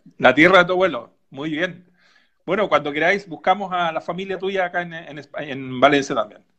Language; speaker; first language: Spanish; native; Spanish